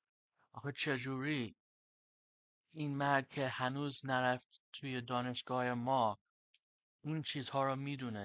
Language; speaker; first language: Persian; early bilingual, heritage; Persian